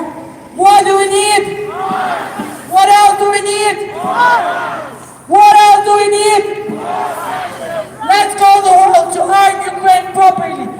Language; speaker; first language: English; non-native, fluent; Ukrainian